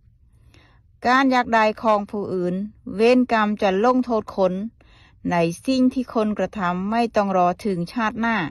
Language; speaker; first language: Thai; non-native, local second language; Khmer